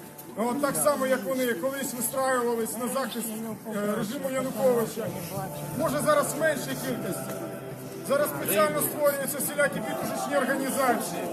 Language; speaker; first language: Ukrainian; native; Ukrainian